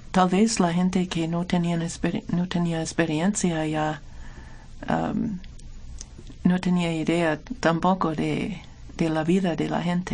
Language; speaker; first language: Spanish; non-native, fluent; English